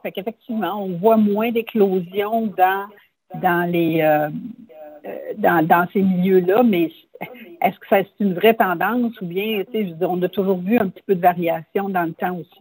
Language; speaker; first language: French; native; French